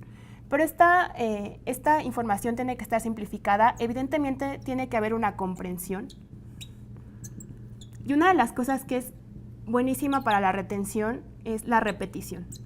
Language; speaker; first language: Spanish; native; Spanish